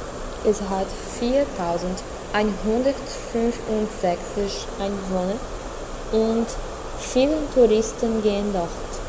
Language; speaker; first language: German; non-native, learner; Portuguese